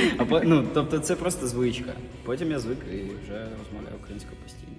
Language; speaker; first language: Ukrainian; non-native, local second language; Russian